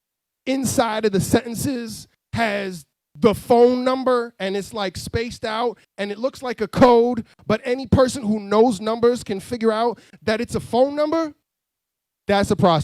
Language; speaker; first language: English; native; English